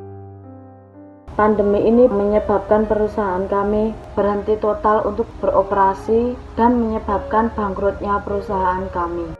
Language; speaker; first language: Indonesian; non-native, local second language; Javanese